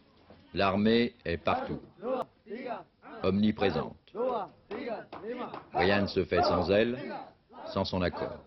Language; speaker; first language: French; native; French